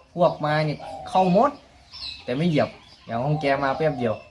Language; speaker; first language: Thai; non-native, local second language; Northeastern Thai